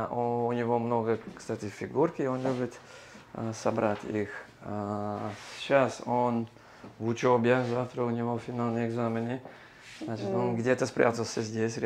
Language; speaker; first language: Russian; non-native, fluent; English